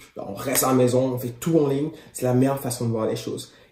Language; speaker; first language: French; native; French